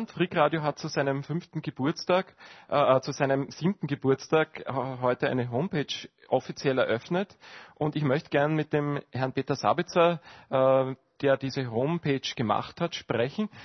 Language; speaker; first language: German; native; German